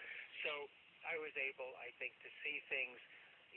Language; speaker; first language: English; native; English